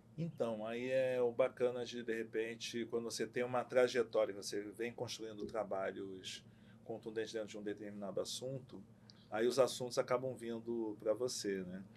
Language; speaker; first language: Portuguese; native; Portuguese